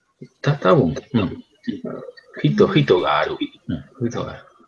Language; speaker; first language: Japanese; non-native, learner; Spanish